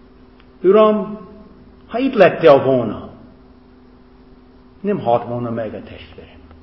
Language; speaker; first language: Hungarian; non-native, fluent; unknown